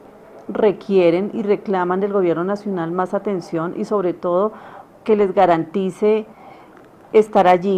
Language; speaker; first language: Spanish; native; Spanish